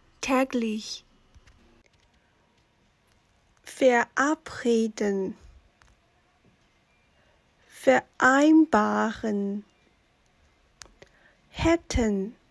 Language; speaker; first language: German; non-native, fluent; Chinese